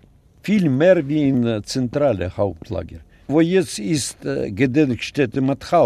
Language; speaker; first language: German; non-native, learner; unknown